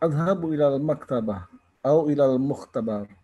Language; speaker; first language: Arabic; non-native, learner; Indonesian